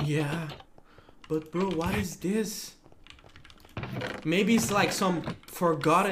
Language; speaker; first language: English; non-native, fluent; Portuguese